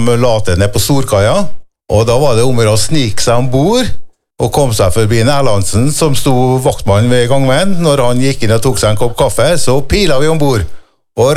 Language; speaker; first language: Norwegian; native; Norwegian